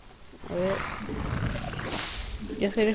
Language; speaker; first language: Spanish; native; Spanish